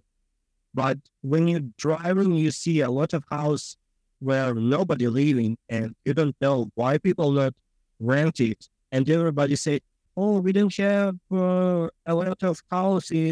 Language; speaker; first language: English; non-native, learner; Ukrainian